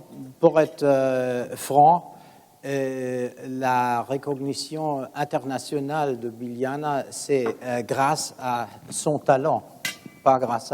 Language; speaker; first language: French; non-native, fluent; German